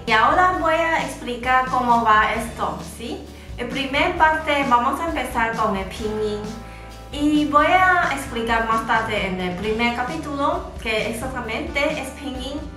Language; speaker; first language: Spanish; non-native, fluent; Chinese